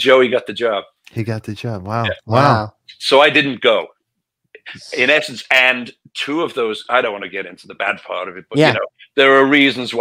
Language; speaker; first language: English; native; English